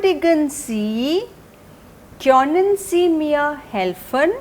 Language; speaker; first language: German; non-native, fluent; Hindi